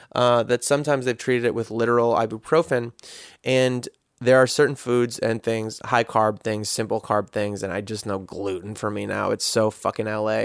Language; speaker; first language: English; native; English